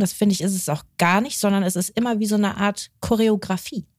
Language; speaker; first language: German; native; German